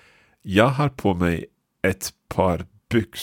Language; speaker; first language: Swedish; non-native, learner; English